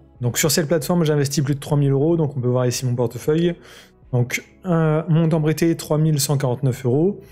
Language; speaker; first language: French; native; French